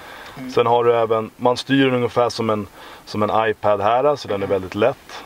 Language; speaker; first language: Swedish; native; Swedish